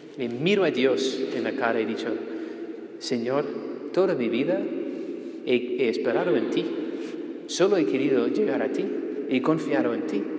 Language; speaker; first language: Spanish; non-native, fluent; English